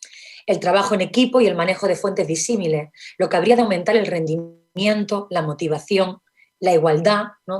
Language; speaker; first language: Spanish; native; Spanish